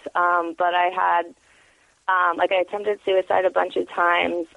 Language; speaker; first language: English; native; English